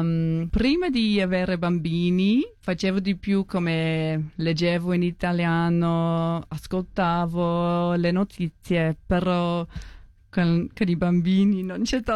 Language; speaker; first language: Italian; non-native, learner; English